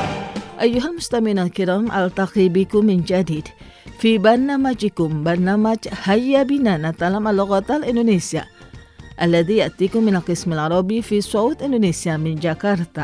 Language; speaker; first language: Arabic; non-native, fluent; Indonesian